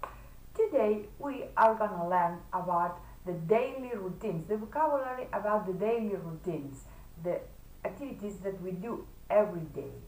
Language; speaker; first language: English; non-native, fluent; Catalan